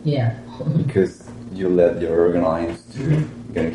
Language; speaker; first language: English; non-native, learner; Spanish